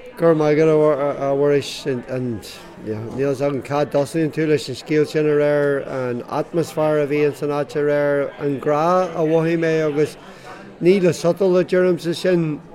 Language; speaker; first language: Irish; non-native, local second language; English